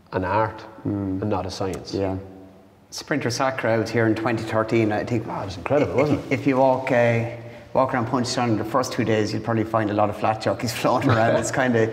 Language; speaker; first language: English; native; English